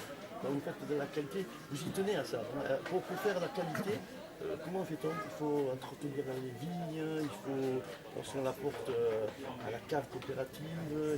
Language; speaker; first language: French; native; French